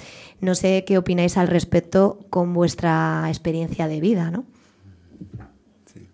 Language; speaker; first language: Spanish; native; Spanish